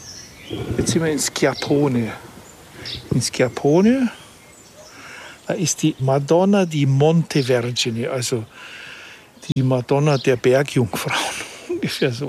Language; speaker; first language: German; native; German